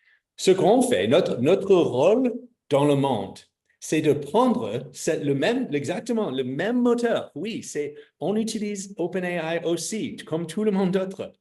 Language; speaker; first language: French; non-native, fluent; English